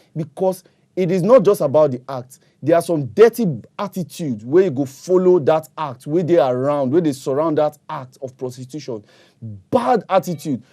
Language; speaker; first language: Nigerian Pidgin; native; Nigerian Pidgin